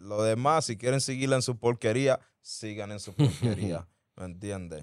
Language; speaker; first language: Spanish; early bilingual, heritage; Spanish